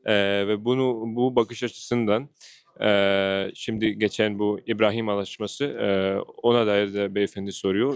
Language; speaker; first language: Turkish; non-native, fluent; Urdu